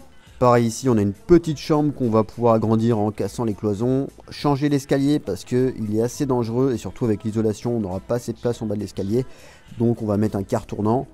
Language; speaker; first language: French; native; French